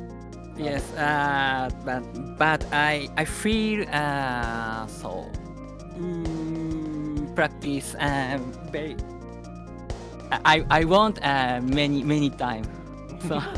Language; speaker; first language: English; non-native, learner; Japanese